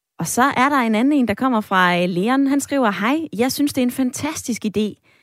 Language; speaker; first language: Danish; native; Danish